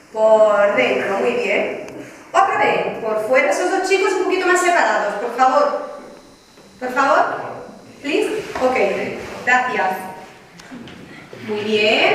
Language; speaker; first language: Spanish; native; Spanish